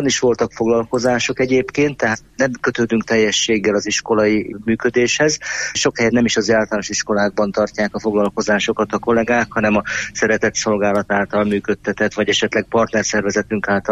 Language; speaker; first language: Hungarian; native; Hungarian